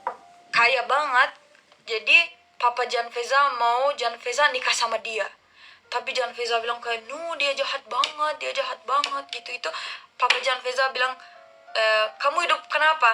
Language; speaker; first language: Indonesian; non-native, learner; Turkish